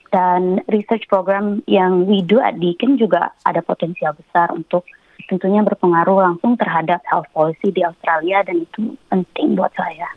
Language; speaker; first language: Indonesian; native; Indonesian